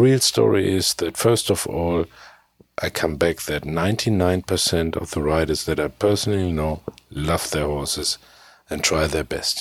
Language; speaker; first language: English; non-native, fluent; German